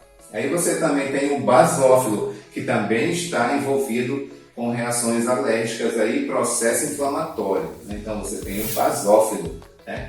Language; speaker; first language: Portuguese; native; Portuguese